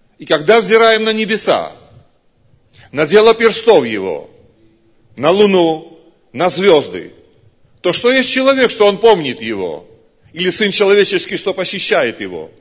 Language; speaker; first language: Russian; non-native, local second language; Georgian